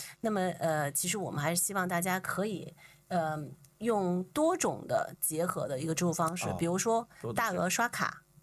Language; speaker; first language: Chinese; native; Chinese